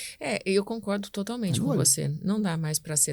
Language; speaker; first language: Portuguese; native; Portuguese